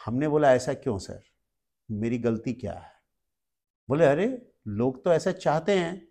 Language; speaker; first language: Hindi; non-native, local second language; Marathi